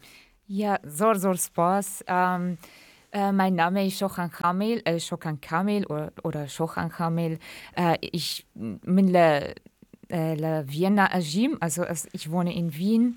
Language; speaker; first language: German; early bilingual, other home language; Central Kurdish